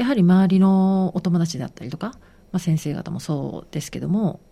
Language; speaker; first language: Japanese; native; Japanese